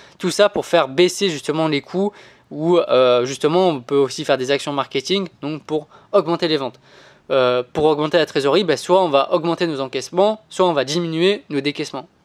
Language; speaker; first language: French; native; French